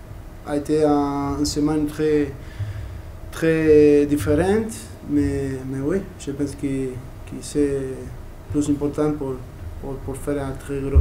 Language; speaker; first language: French; non-native, learner; Spanish